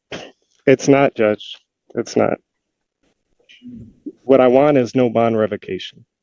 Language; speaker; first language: English; native; English